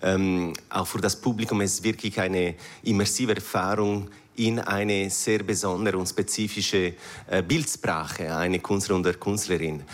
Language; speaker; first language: German; non-native, fluent; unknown